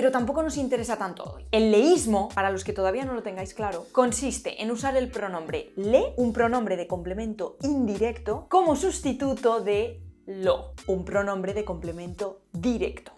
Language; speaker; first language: Spanish; native; Spanish